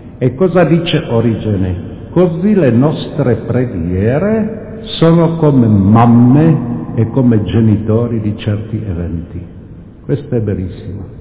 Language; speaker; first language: Italian; non-native, fluent; Czech